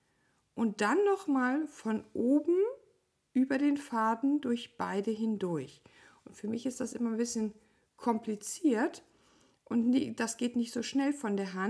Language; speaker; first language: German; native; German